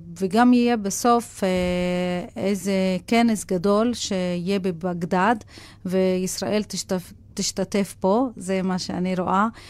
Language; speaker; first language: Hebrew; non-native, local second language; Arabic